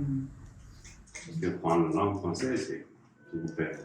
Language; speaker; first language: French; non-native, learner; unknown